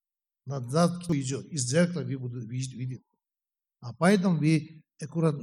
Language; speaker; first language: Russian; non-native, learner; Tibetan